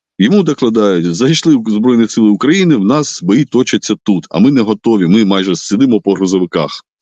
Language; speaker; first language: Ukrainian; non-native, local second language; Russian